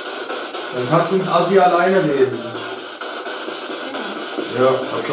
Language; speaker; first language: German; native; German